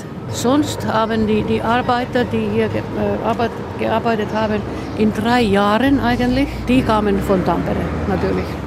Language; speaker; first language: German; non-native, fluent; Finnish